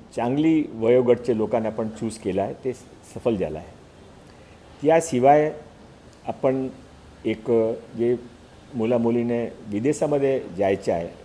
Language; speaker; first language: Marathi; non-native, local second language; Hindi